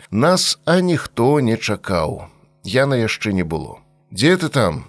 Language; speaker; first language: Belarusian; native; Belarusian